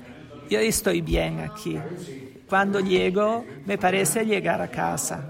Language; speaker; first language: Spanish; non-native, learner; Italian